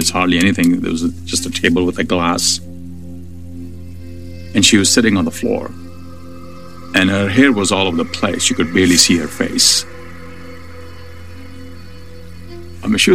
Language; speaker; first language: English; non-native, local second language; Urdu